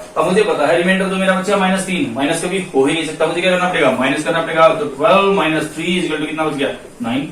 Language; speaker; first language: Hindi; native; Hindi